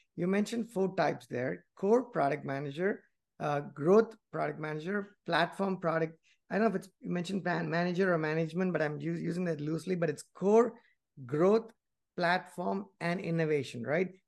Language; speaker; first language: English; non-native, local second language; Tamil